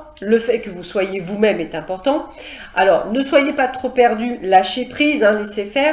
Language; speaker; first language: French; native; French